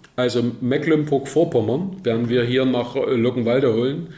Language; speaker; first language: German; native; German